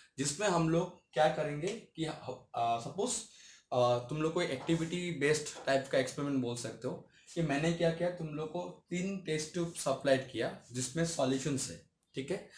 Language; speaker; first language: Hindi; non-native, local second language; Bangla